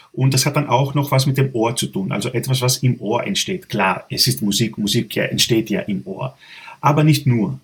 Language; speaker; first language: German; non-native, fluent; Greek